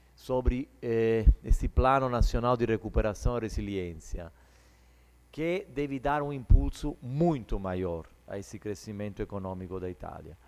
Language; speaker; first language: Portuguese; early bilingual, other home language; Italian